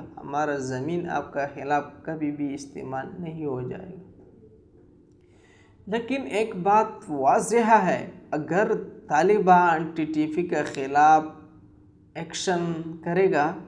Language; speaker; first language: Hindi; non-native, local second language; Pashto